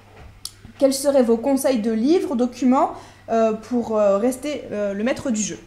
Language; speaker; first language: French; native; French